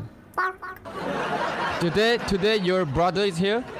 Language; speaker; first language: English; non-native, learner; Chinese